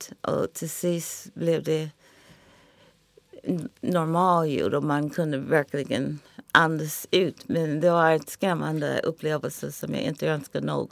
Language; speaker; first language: Swedish; non-native, fluent; English